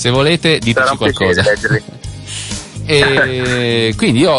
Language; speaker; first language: Italian; native; Italian